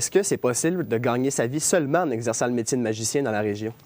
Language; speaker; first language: French; native; French